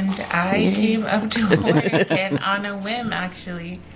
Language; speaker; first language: English; early bilingual, other home language; Spanish